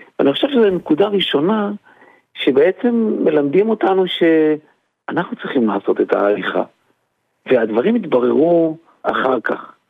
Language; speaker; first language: Hebrew; native; Hebrew